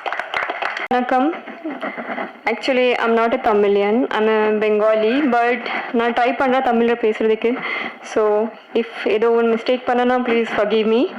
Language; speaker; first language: Tamil; non-native, learner; Bangla